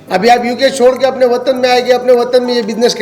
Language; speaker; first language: Hindi; non-native, local second language; Gujarati